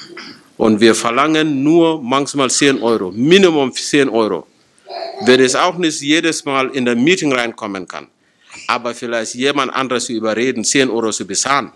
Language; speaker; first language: German; non-native, fluent; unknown